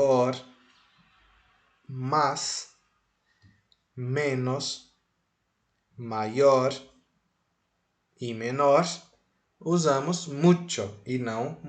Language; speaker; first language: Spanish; non-native, fluent; Portuguese